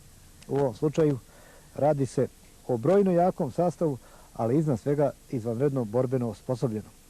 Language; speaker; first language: Bosnian; native; Bosnian